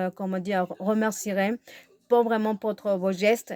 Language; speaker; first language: French; non-native, fluent; Spanish